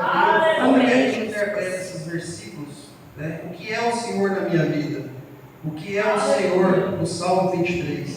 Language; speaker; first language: Portuguese; native; Portuguese